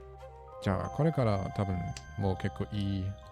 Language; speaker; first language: Japanese; non-native, learner; German